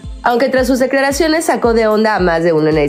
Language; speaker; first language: Spanish; native; Spanish